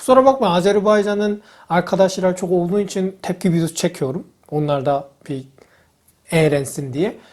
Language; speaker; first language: Turkish; non-native, fluent; Korean